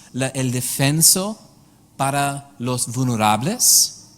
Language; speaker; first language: Spanish; non-native, learner; English